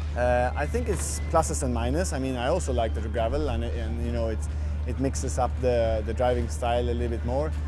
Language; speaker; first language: English; non-native, fluent; Swedish